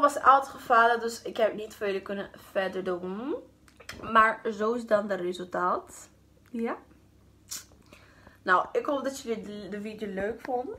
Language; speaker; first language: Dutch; early bilingual, other home language; Portuguese